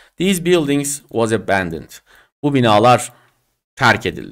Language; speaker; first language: English; non-native, fluent; Turkish